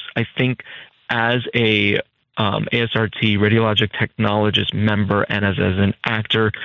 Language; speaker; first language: English; native; English